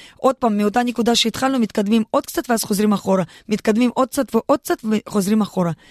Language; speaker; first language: Hebrew; non-native, fluent; Russian